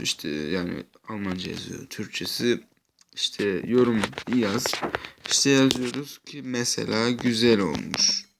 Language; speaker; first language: Turkish; early bilingual, heritage; Turkish